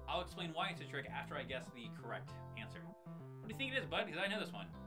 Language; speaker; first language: English; native; English